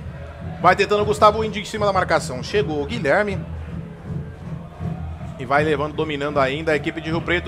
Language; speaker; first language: Portuguese; native; Portuguese